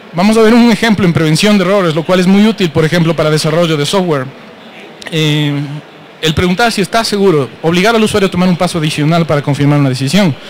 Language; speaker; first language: Spanish; native; Spanish